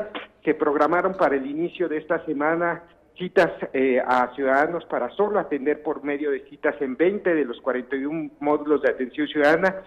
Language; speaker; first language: Spanish; native; Spanish